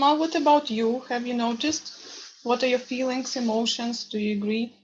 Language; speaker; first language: English; non-native, fluent; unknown